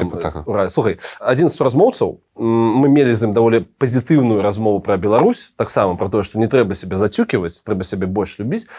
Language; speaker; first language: Belarusian; non-native, local second language; Russian